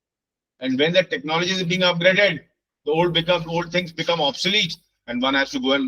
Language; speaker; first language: English; non-native, local second language; Hindi